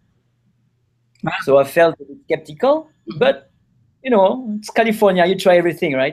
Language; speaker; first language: English; non-native, fluent; French